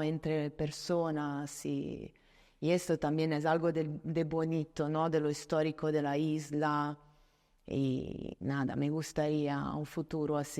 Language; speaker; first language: Spanish; non-native, fluent; Italian